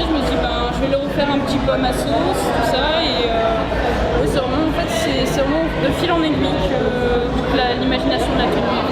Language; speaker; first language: French; native; French